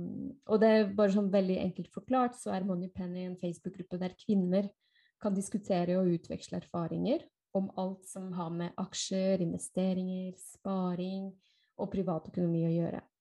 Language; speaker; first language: Norwegian; non-native, fluent; Spanish